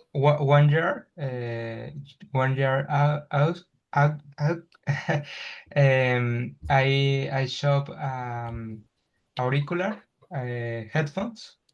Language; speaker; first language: English; non-native, learner; Spanish